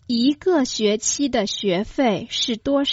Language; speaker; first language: Chinese; non-native, fluent; Croatian